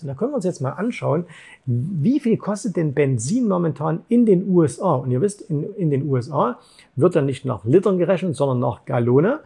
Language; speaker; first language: German; native; German